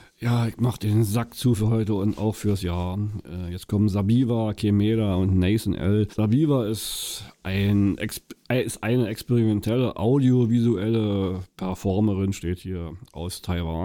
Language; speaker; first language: German; native; German